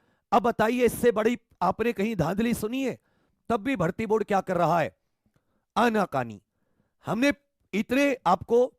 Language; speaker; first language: Hindi; native; Hindi